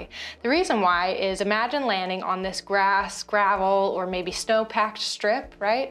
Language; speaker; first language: English; native; English